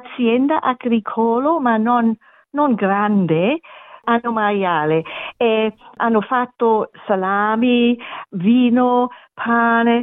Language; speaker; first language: Italian; non-native, learner; German